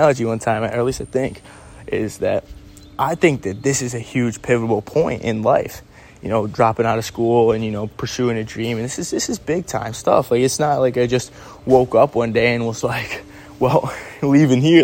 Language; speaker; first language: English; native; English